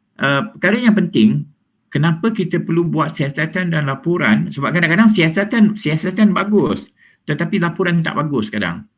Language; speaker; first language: Malay; native; Malay